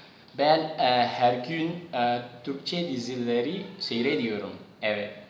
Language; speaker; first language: Turkish; non-native, learner; Javanese